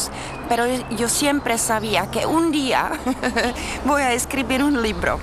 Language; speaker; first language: Spanish; non-native, fluent; Czech